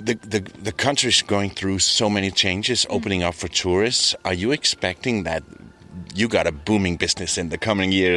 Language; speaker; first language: English; non-native, fluent; Danish